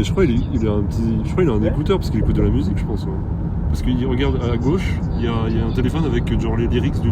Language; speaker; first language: French; native; French